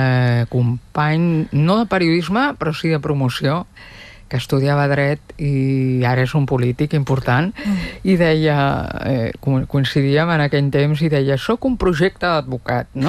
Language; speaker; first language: Catalan; native; Catalan